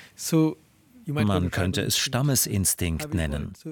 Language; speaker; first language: German; non-native, fluent; Hindi